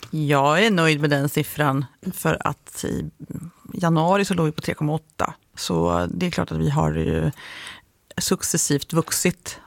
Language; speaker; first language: Swedish; native; Swedish